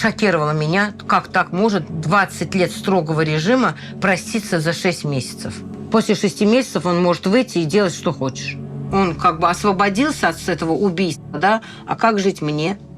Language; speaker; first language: Russian; native; Russian